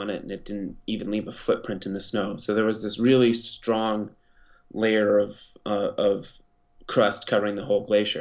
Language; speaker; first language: English; native; English